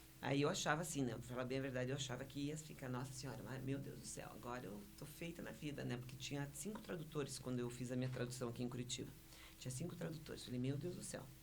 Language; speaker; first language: Portuguese; early bilingual, other home language; Spanish